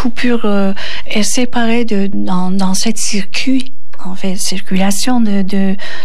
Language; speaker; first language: French; non-native, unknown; Turkish